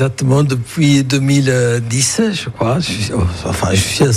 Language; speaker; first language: French; non-native, fluent; Italian